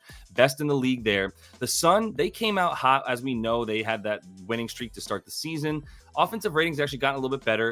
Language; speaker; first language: English; native; English